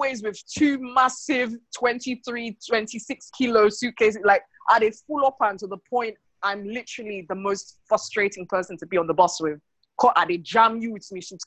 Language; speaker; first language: English; non-native, local second language; Krio